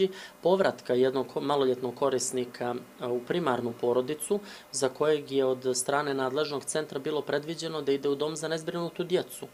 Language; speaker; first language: Serbian; native; Serbian